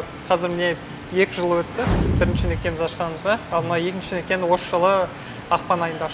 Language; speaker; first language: Kazakh; native; Kazakh